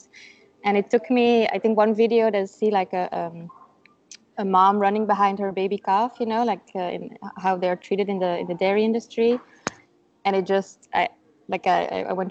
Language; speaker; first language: English; non-native, fluent; Dutch